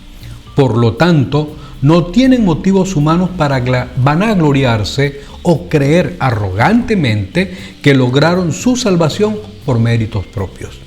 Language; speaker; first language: Spanish; native; Spanish